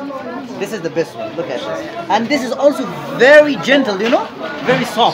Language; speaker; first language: English; non-native, fluent; Persian